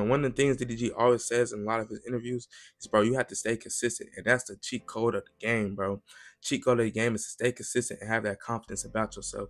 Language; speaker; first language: English; native; English